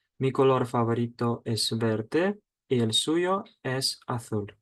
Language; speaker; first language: Spanish; non-native, fluent; Ukrainian